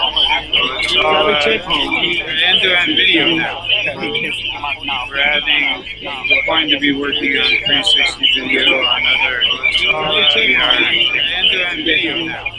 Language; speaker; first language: English; non-native, learner; Japanese